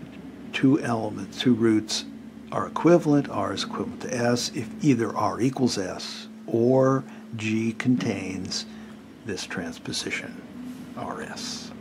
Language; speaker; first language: English; native; English